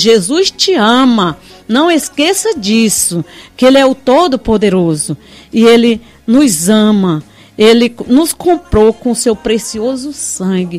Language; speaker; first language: Portuguese; native; Portuguese